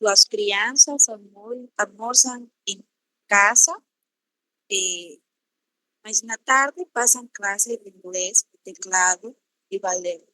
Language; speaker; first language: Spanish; non-native, learner; Portuguese